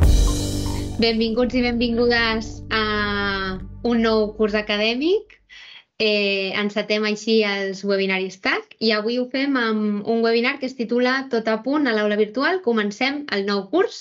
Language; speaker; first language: Catalan; native; Catalan